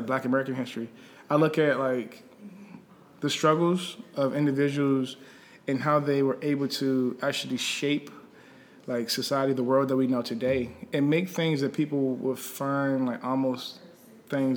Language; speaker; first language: English; native; English